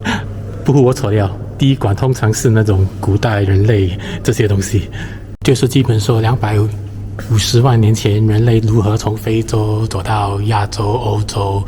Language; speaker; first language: Chinese; native; Chinese